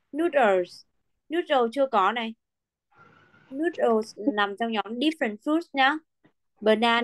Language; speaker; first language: Vietnamese; native; Vietnamese